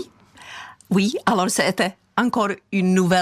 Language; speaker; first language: French; non-native, fluent; Czech